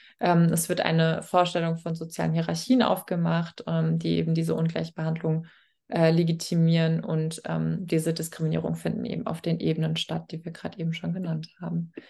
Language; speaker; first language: German; native; German